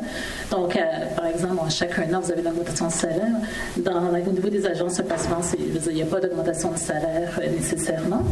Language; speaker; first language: French; native; French